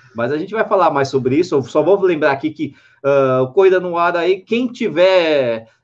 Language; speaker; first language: Portuguese; native; Portuguese